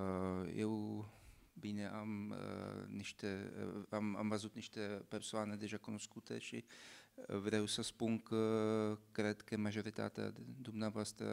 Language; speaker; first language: Romanian; non-native, fluent; Czech